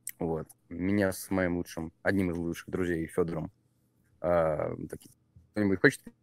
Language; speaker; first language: Russian; native; Russian